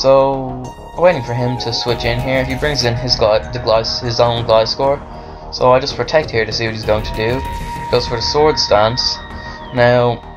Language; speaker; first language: English; native; English